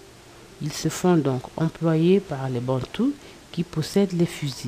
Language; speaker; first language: French; non-native, local second language; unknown